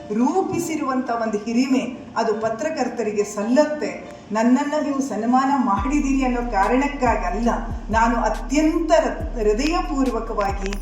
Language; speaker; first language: Kannada; native; Kannada